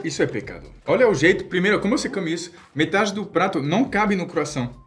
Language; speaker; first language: Portuguese; non-native, fluent; French